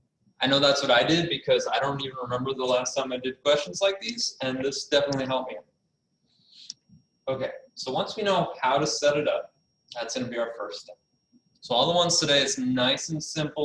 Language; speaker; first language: English; native; English